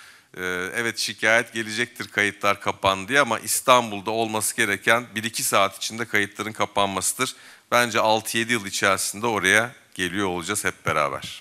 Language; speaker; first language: Turkish; native; Turkish